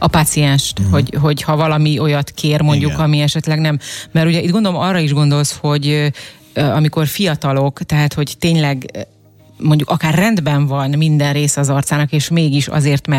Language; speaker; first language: Hungarian; native; Hungarian